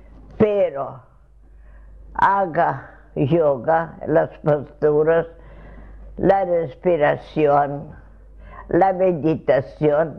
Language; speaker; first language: Spanish; non-native, fluent; Russian